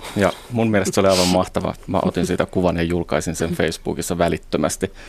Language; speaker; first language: Finnish; native; Finnish